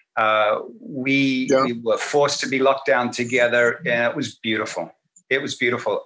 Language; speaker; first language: English; native; English